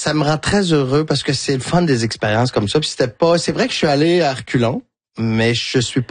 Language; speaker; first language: French; native; French